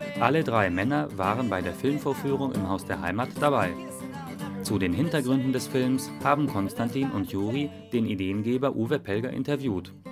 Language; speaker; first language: German; native; German